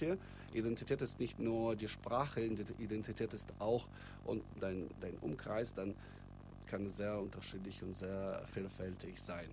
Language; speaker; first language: German; non-native, fluent; Russian